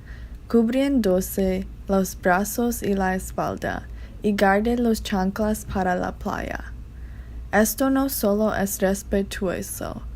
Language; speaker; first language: Spanish; non-native, learner; English